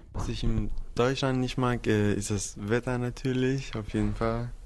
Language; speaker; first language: German; non-native, fluent; Arabic